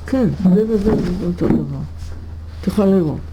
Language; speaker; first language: Hebrew; early bilingual, other home language; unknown